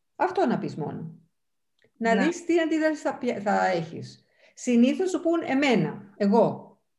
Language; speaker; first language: Greek; non-native, fluent; Spanish